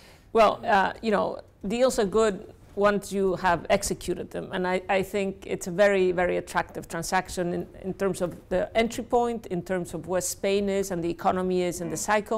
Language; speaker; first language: English; non-native, fluent; Spanish